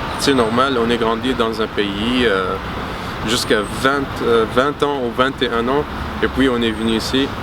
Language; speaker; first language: French; non-native, fluent; Arabic